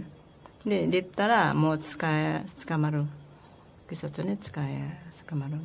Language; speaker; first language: Japanese; non-native, learner; Filipino